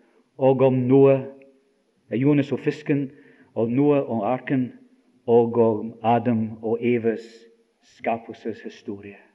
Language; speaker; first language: Norwegian; non-native, fluent; English